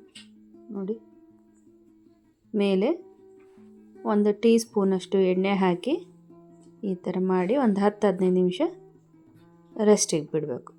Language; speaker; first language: Kannada; native; Kannada